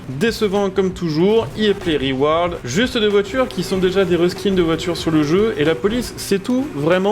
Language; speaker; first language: French; native; French